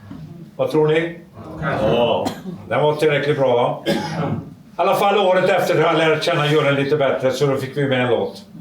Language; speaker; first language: Swedish; native; Swedish